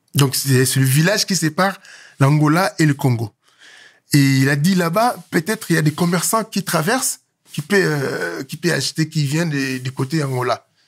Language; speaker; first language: French; non-native, local second language; Lingala